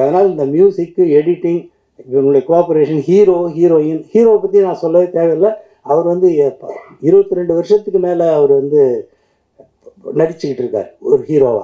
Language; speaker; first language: Tamil; native; Tamil